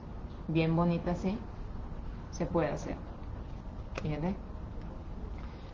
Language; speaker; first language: Spanish; non-native, fluent; Chinese